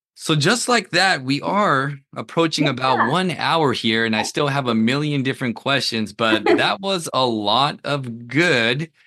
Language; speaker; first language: English; early bilingual, other home language; Japanese